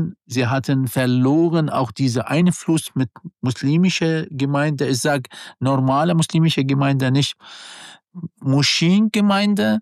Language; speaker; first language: German; non-native, learner; Arabic